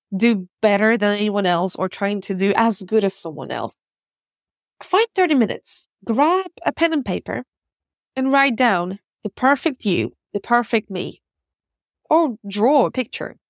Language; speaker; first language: English; non-native, fluent; Russian